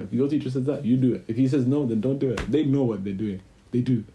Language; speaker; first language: English; native; English